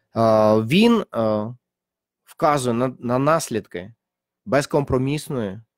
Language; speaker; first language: Ukrainian; native; Ukrainian